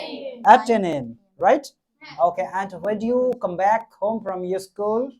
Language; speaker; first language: English; non-native, local second language; Bangla